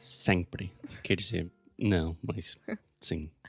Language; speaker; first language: Portuguese; non-native, fluent; English